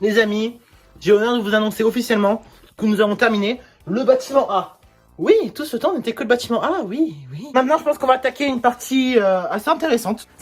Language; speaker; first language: French; native; French